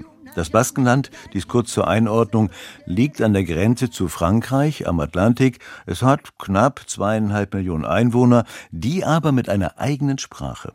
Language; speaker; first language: German; native; German